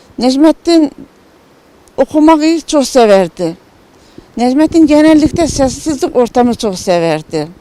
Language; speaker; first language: Turkish; native; Turkish